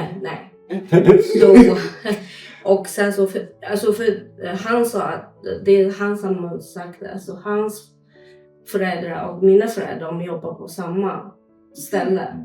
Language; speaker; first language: Swedish; non-native, fluent; Chinese